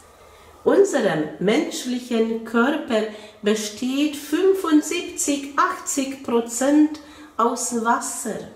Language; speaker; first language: German; non-native, fluent; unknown